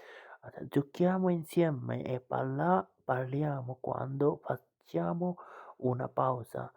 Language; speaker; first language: Italian; non-native, fluent; Bangla